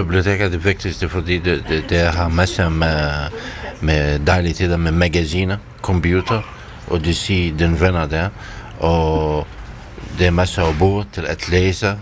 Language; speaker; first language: Danish; non-native, learner; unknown